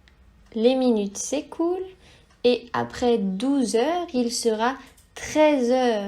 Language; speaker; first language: French; native; French